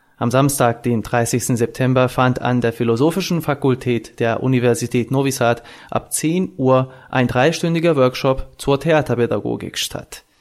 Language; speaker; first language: German; non-native, fluent; Serbian